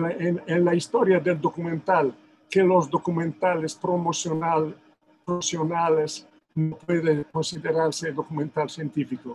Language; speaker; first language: Spanish; non-native, fluent; Italian